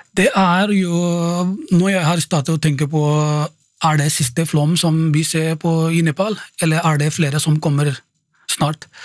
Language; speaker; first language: Norwegian; non-native, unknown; Nepali